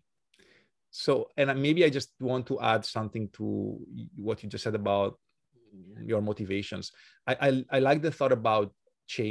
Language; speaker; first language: English; non-native, fluent; Italian